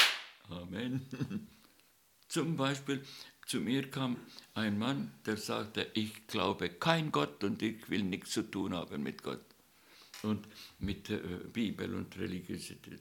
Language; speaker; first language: German; non-native, learner; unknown